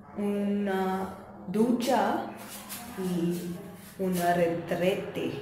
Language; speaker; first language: Spanish; non-native, learner; Hindi